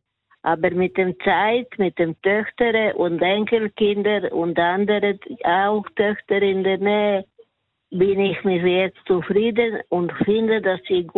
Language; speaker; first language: German; non-native, learner; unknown